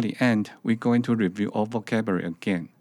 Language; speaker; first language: English; non-native, learner; Chinese